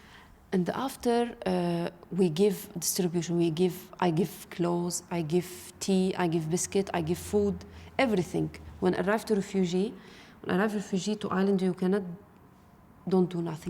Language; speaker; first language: English; non-native, learner; Arabic